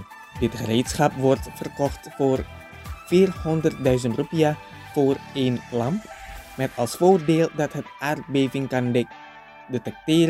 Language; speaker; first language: Dutch; non-native, fluent; Indonesian